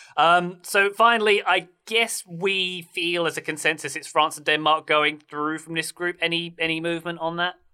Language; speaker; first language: English; native; English